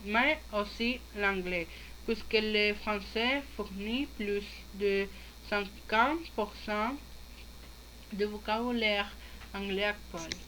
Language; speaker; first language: French; non-native, learner; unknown